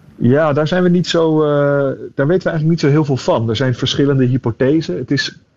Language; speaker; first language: Dutch; native; Dutch